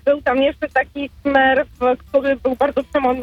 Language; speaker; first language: Polish; native; Polish